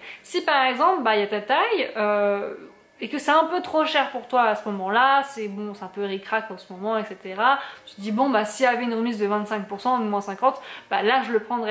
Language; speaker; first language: French; native; French